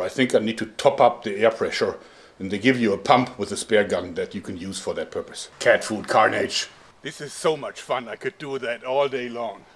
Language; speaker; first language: English; non-native, fluent; German